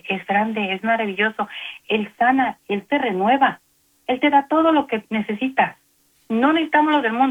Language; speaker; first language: Spanish; native; Spanish